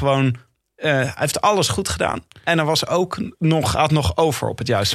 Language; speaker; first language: Dutch; native; Dutch